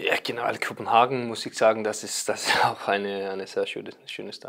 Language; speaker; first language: German; non-native, learner; Danish